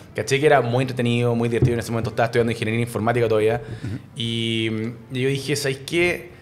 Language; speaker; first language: Spanish; native; Spanish